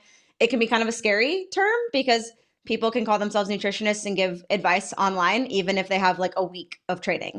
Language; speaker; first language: English; native; English